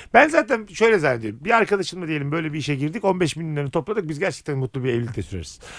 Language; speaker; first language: Turkish; native; Turkish